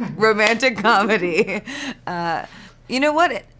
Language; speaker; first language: English; native; English